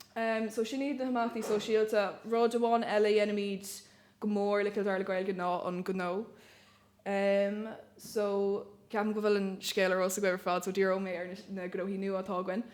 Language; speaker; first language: Irish; native; Irish